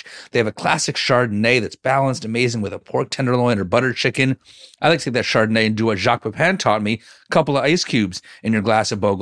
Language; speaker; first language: English; native; English